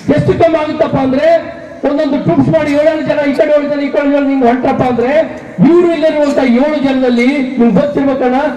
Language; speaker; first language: Kannada; native; Kannada